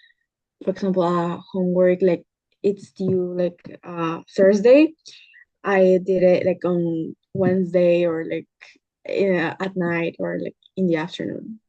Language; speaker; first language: English; early bilingual, other home language; Spanish